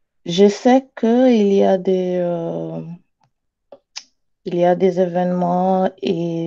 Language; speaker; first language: French; non-native, learner; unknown